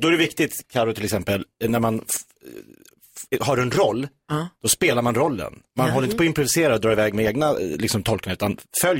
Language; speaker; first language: Swedish; native; Swedish